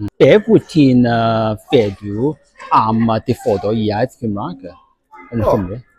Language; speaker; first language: Welsh; non-native, learner; Chinese